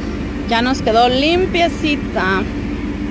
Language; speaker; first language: Spanish; native; Spanish